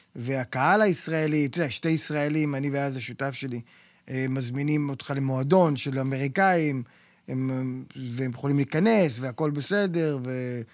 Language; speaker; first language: Hebrew; early bilingual, heritage; Hebrew